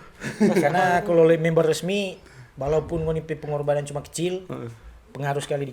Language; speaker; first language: Indonesian; non-native, local second language; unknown